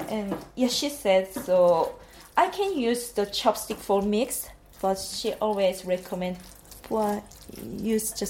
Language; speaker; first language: English; non-native, learner; Korean